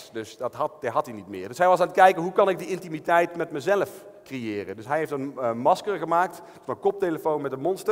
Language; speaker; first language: Dutch; native; Dutch